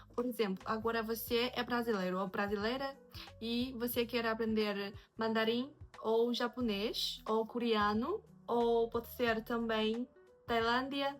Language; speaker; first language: Portuguese; non-native, fluent; Chinese